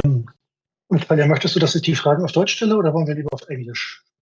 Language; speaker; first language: German; native; German